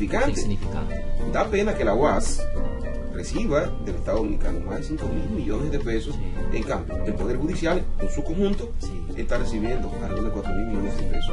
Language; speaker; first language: Spanish; native; Spanish